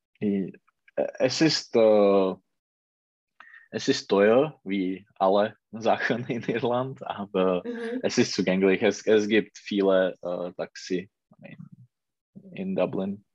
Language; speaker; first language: German; non-native, learner; Czech